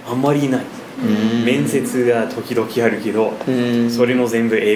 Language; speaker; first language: Japanese; non-native, fluent; English